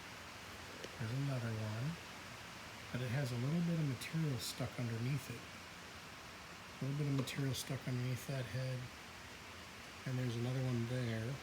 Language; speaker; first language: English; native; English